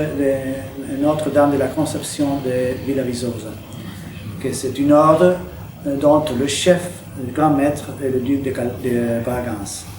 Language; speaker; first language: French; non-native, fluent; Spanish